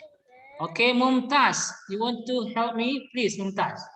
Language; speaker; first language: English; non-native, learner; Indonesian